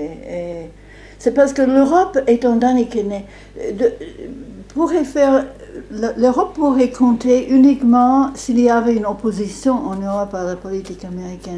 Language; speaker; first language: French; non-native, fluent; English